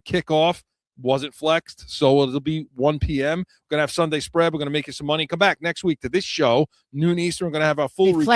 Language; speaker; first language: English; native; English